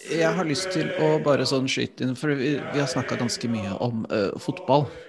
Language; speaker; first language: Norwegian; native; Norwegian